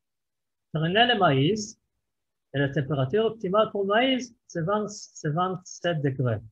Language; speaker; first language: French; non-native, fluent; Hebrew